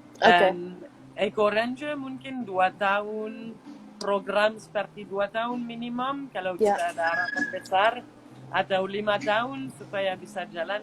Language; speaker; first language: Indonesian; non-native, fluent; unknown